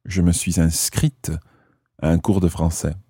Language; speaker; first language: French; non-native, fluent; English